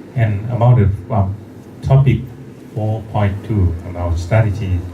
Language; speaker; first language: English; non-native, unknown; Thai